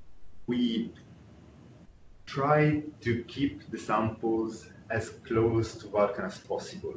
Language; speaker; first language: English; non-native, fluent; Italian